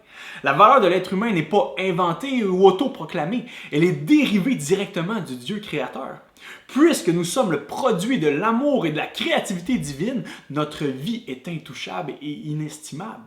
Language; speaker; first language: French; native; French